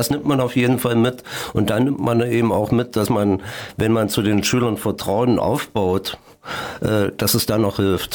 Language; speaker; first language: German; native; German